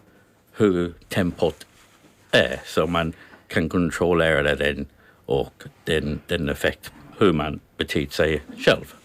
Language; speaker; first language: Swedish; non-native, learner; English